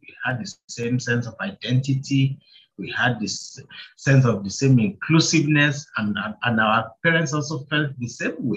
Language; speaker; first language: English; non-native, local second language; Yoruba